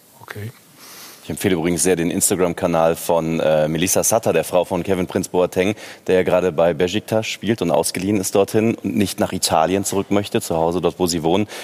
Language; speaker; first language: German; native; German